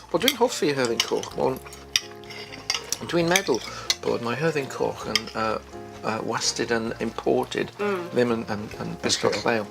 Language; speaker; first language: Welsh; non-native, learner; English